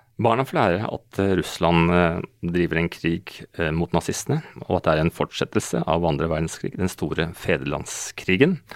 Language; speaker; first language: Norwegian; native; Norwegian